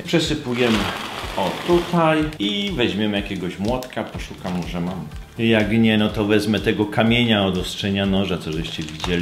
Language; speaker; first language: Polish; native; Polish